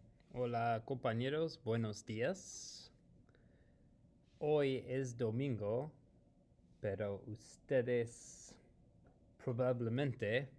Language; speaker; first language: Spanish; non-native, fluent; English